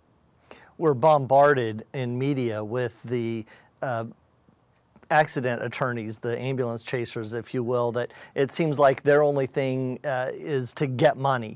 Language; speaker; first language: English; native; English